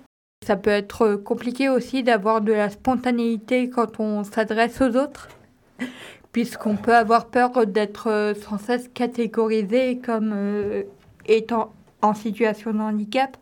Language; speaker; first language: French; native; French